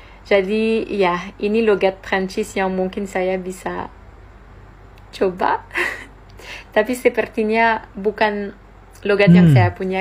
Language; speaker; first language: Indonesian; non-native, fluent; French